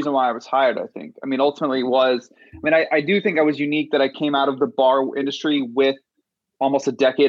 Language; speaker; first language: English; native; English